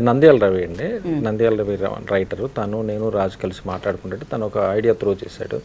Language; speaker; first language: Telugu; native; Telugu